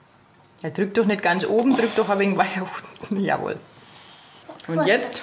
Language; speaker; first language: German; native; German